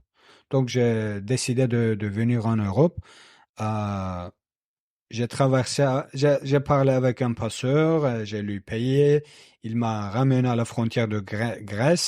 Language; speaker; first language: French; non-native, learner; Kurdish